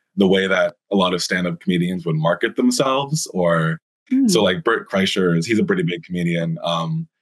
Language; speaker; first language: English; native; English